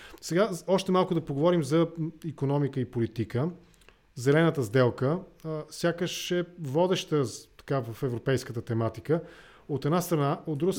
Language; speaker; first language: Bulgarian; native; Bulgarian